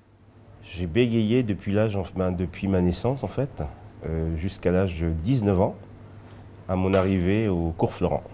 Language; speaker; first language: French; early bilingual, other home language; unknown